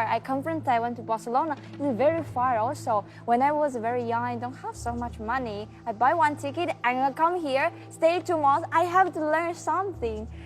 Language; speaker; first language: English; non-native, learner; Chinese